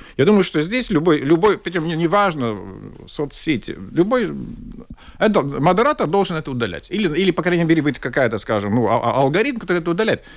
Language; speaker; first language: Russian; non-native, local second language; Latvian